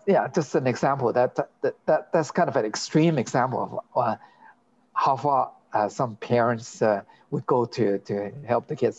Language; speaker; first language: English; non-native, local second language; Cantonese